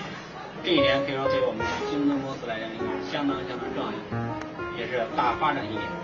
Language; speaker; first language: Chinese; native; Chinese